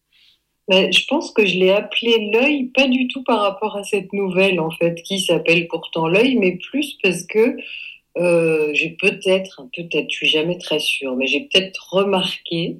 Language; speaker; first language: French; native; French